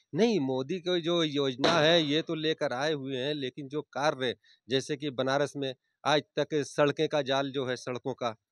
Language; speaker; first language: Hindi; native; Hindi